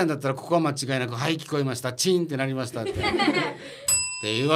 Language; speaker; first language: Japanese; native; Japanese